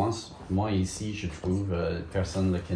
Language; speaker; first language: French; non-native, fluent; English